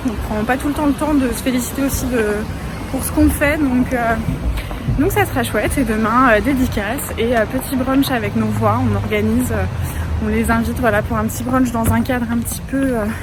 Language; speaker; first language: French; native; French